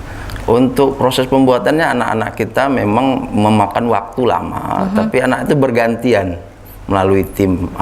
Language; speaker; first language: Indonesian; native; Indonesian